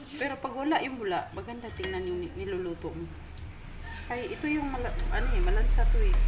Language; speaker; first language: Filipino; non-native, local second language; Cebuano